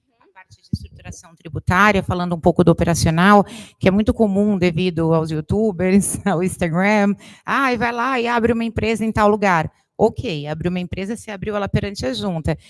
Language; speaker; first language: Portuguese; native; Portuguese